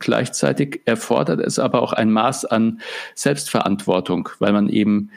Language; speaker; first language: German; native; German